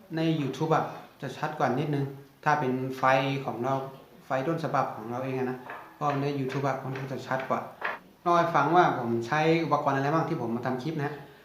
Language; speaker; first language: Thai; non-native, fluent; Shan